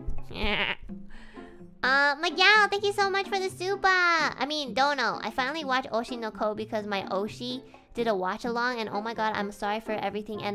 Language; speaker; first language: English; native; English